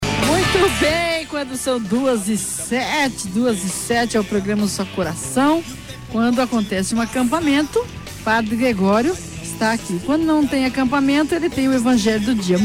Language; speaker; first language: Portuguese; native; Portuguese